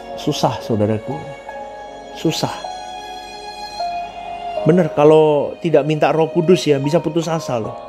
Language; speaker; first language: Indonesian; native; Indonesian